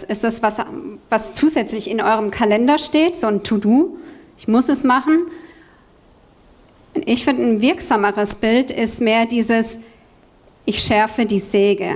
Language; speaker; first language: German; native; German